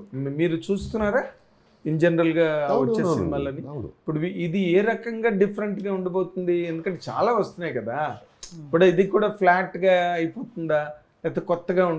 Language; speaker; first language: Telugu; native; Telugu